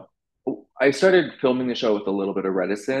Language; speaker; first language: English; native; English